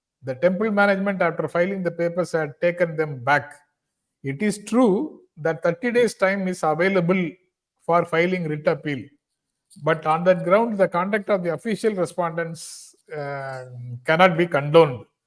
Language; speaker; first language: English; non-native, local second language; Tamil